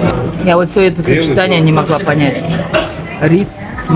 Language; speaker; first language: Russian; native; Russian